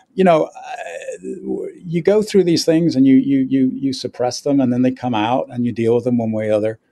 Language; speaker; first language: English; native; English